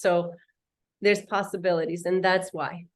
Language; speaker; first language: English; native; English